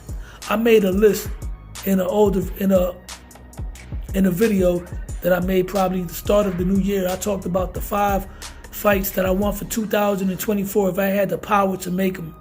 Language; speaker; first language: English; native; English